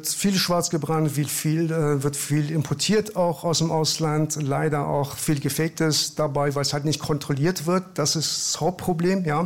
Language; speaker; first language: German; early bilingual, other home language; Persian